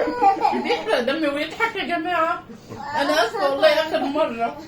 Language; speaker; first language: Arabic; native; Arabic